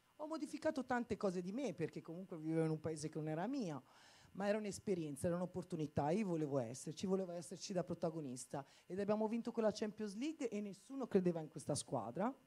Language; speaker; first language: Italian; native; Italian